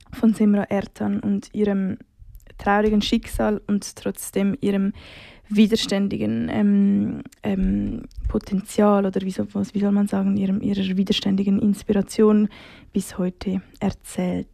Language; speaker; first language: German; native; German